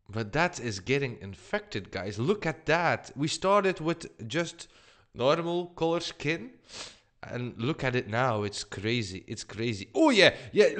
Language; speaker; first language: English; non-native, fluent; Dutch